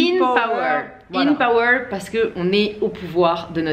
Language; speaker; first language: French; native; French